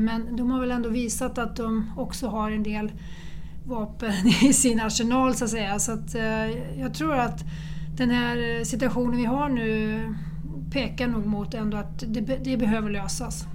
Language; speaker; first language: Swedish; native; Swedish